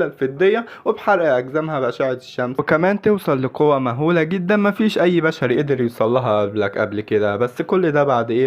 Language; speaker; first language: Arabic; native; Arabic